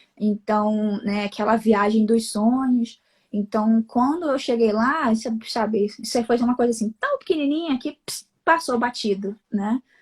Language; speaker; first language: Portuguese; native; Portuguese